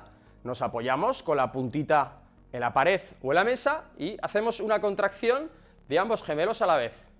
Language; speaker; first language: Spanish; native; Spanish